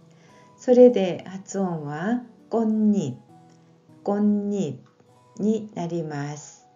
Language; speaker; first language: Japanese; non-native, fluent; Korean